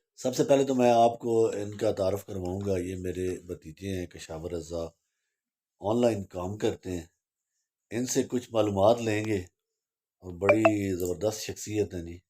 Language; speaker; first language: Urdu; non-native, local second language; Punjabi